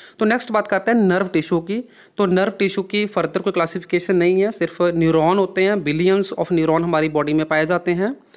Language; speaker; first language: Hindi; non-native, local second language; Punjabi